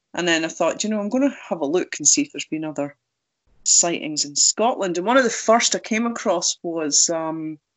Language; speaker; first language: English; native; English